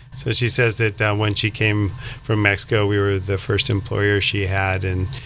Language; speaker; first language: English; native; English